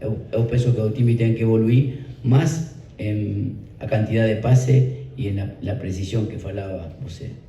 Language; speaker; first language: Portuguese; non-native, learner; Spanish